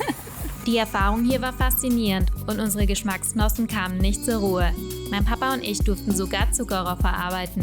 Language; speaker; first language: German; native; German